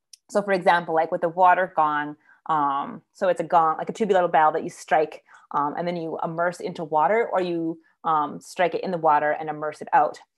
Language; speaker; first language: English; native; English